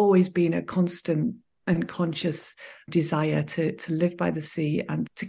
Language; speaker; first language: English; native; English